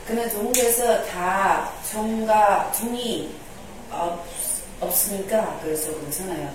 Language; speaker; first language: Korean; non-native, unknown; Chinese